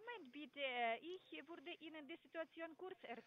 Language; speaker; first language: German; non-native, learner; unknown